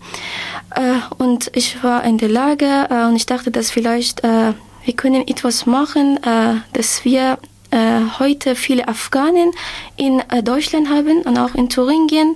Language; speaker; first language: German; non-native, learner; Persian